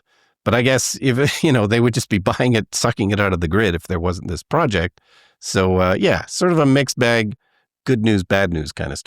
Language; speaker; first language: English; native; English